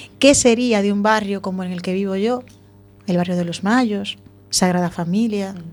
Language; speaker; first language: Spanish; native; Spanish